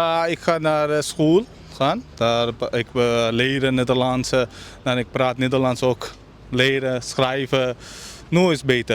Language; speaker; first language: Dutch; non-native, learner; Urdu